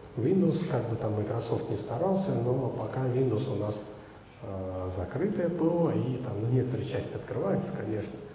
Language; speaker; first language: Russian; native; Russian